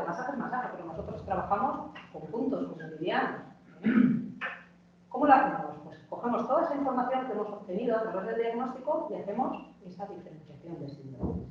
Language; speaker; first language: Spanish; native; Spanish